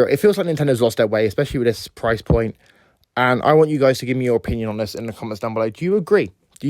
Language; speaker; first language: English; native; English